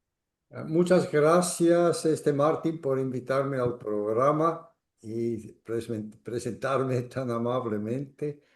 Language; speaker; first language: Spanish; non-native, fluent; German